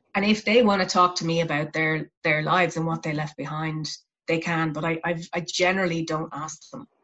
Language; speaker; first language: English; native; English